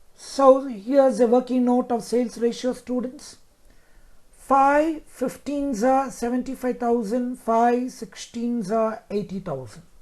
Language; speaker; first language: English; non-native, local second language; Kannada